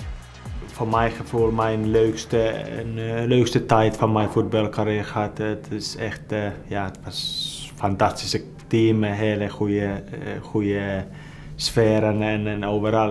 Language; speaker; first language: Dutch; non-native, fluent; Finnish